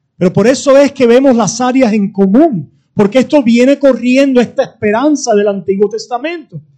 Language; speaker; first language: Spanish; native; Spanish